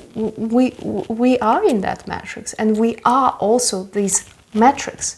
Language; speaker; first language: English; early bilingual, other home language; Russian